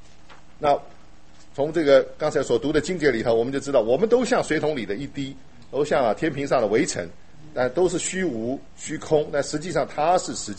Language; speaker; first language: Chinese; native; Chinese